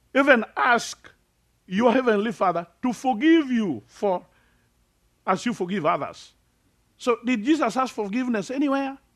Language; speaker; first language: English; non-native, local second language; Luo (Kenya and Tanzania)